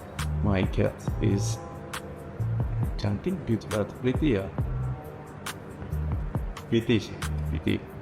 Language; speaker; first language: English; non-native, learner; Indonesian